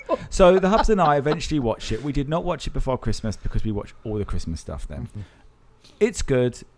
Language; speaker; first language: English; native; English